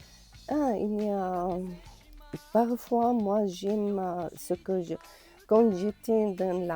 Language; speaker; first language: French; non-native, learner; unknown